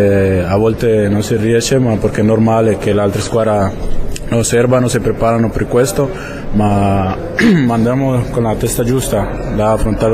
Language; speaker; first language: Italian; non-native, fluent; Spanish